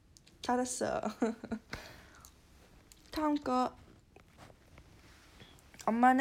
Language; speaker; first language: Korean; early bilingual, heritage; Korean